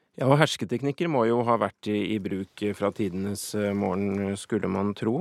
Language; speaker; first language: Norwegian; native; Norwegian